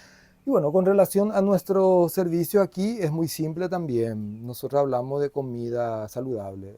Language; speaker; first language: Spanish; native; Spanish